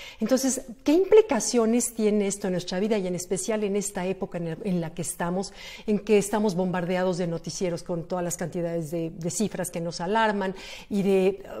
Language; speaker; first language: Spanish; native; Spanish